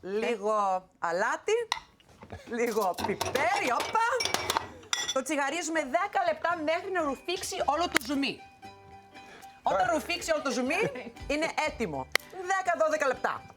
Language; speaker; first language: Greek; early bilingual, heritage; Greek